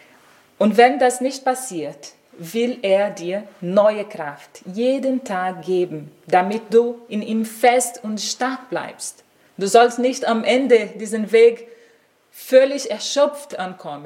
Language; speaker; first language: German; non-native, fluent; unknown